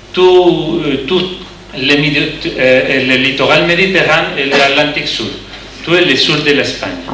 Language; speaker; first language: French; non-native, learner; Spanish